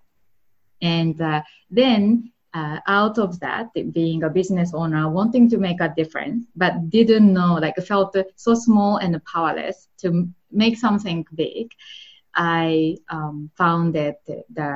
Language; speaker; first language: English; non-native, fluent; Japanese